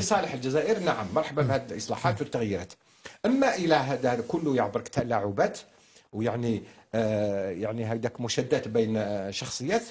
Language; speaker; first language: Arabic; native; Arabic